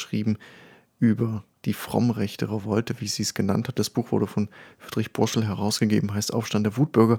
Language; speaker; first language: German; native; German